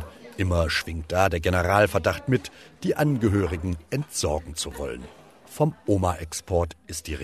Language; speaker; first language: German; native; German